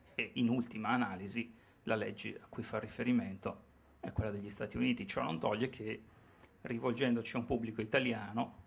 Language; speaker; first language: Italian; native; Italian